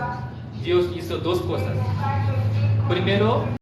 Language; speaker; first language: Spanish; non-native, fluent; Korean